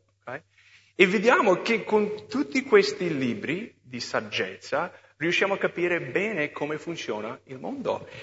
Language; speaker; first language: Italian; non-native, fluent; English